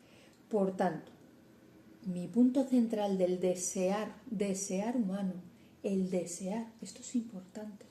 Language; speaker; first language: Spanish; native; Spanish